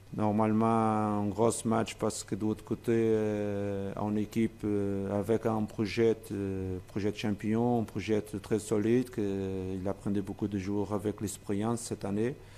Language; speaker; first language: French; non-native, fluent; Portuguese